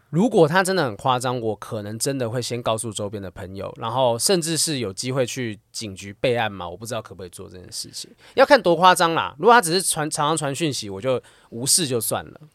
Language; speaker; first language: Chinese; native; Chinese